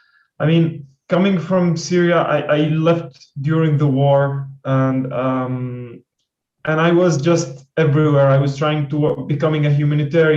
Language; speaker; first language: English; non-native, fluent; Arabic